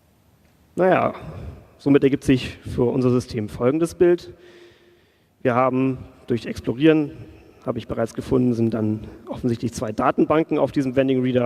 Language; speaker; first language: German; native; German